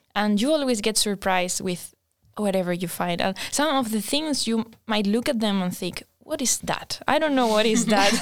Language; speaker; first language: English; non-native, fluent; Spanish